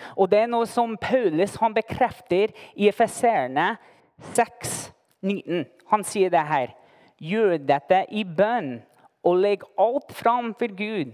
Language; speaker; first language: Norwegian; non-native, fluent; English